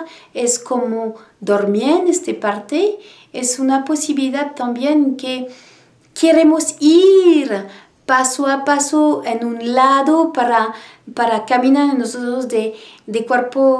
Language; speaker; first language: Spanish; non-native, learner; French